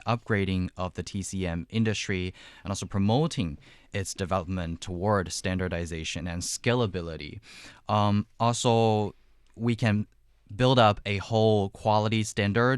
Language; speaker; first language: English; non-native, fluent; Chinese